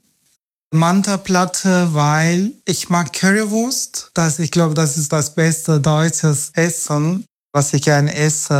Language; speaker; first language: German; non-native, learner; Turkish